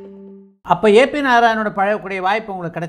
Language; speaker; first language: Tamil; native; Tamil